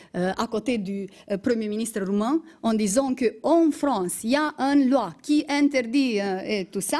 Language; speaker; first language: French; non-native, fluent; Romanian